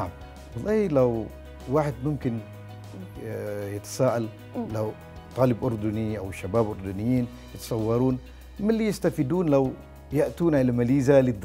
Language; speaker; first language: Arabic; non-native, fluent; Malay